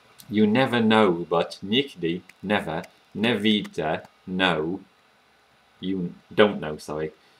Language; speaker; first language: English; native; English